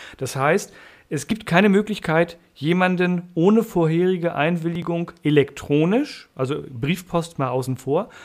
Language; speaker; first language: German; native; German